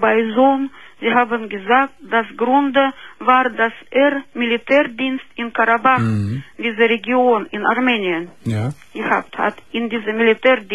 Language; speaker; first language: German; non-native, fluent; Russian